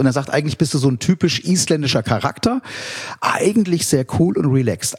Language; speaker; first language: German; native; German